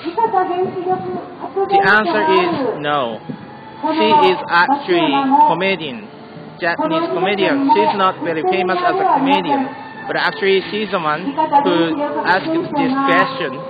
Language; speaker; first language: English; non-native, learner; Japanese